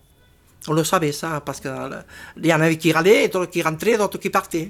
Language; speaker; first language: French; non-native, fluent; Spanish